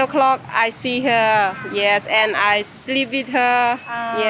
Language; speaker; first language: English; non-native, learner; Khmer